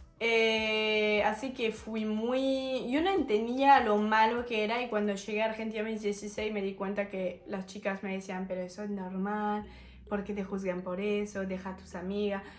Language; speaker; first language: Spanish; non-native, fluent; French